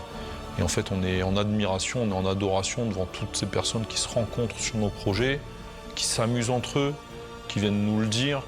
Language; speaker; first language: French; native; French